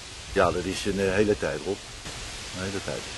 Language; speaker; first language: Dutch; native; Dutch